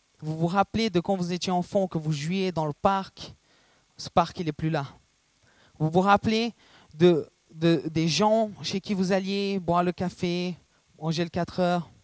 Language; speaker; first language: French; non-native, fluent; Portuguese